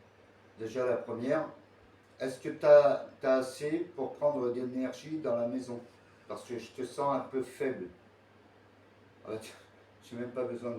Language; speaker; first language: French; native; French